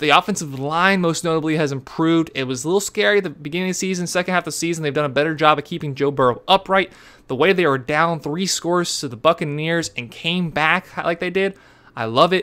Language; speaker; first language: English; native; English